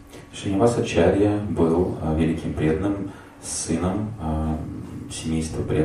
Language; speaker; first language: Russian; native; Russian